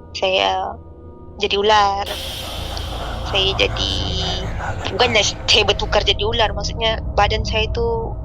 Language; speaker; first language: Malay; native; Malay